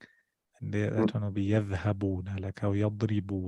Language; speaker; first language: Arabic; non-native, fluent; English